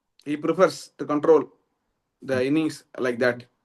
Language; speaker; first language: English; non-native, local second language; Tamil